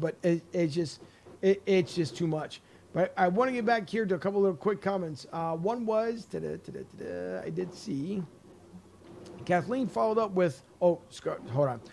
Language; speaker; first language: English; native; English